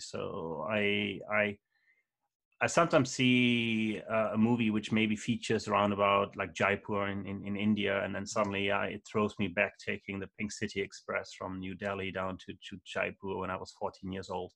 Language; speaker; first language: English; non-native, fluent; German